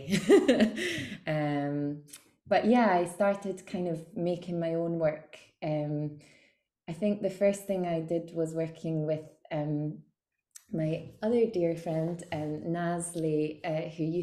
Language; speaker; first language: English; native; English